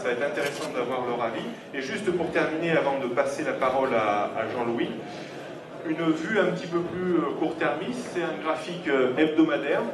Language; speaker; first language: French; native; French